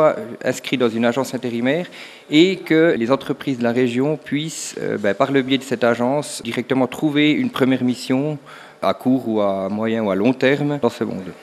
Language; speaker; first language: French; native; French